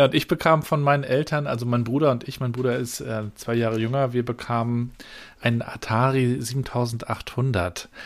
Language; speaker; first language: German; native; German